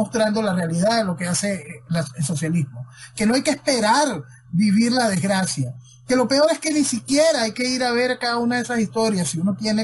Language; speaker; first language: Spanish; native; Spanish